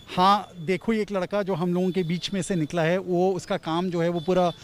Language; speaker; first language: Hindi; native; Hindi